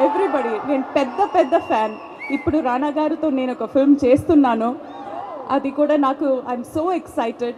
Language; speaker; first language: Telugu; non-native, fluent; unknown